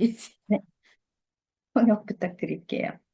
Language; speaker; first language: Korean; native; Korean